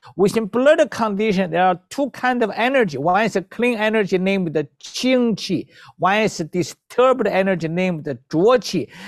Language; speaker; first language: English; non-native, learner; Chinese